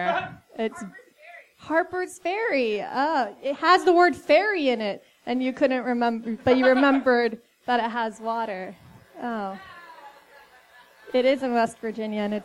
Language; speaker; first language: English; native; English